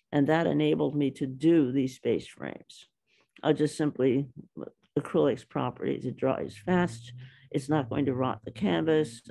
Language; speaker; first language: English; native; English